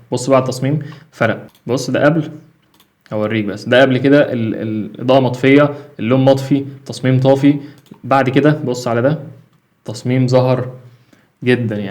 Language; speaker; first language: Arabic; native; Arabic